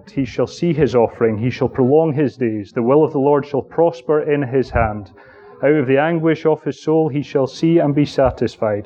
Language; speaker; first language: English; native; English